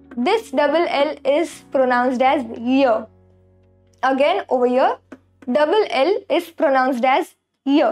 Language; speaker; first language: English; non-native, local second language; Hindi